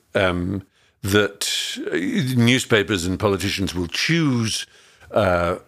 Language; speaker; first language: English; native; English